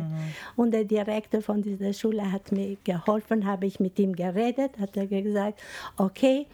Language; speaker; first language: German; non-native, fluent; Albanian